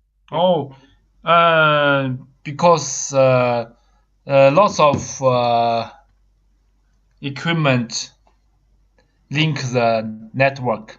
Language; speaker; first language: English; non-native, learner; Chinese